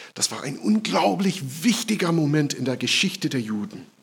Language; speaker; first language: German; non-native, fluent; English